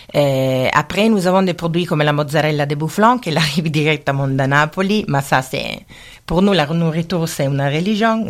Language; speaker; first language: French; non-native, learner; Italian